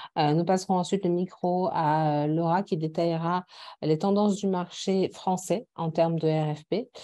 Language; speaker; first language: French; native; French